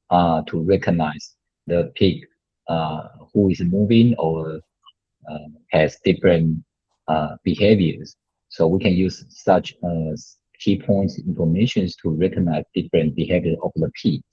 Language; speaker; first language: English; non-native, fluent; Chinese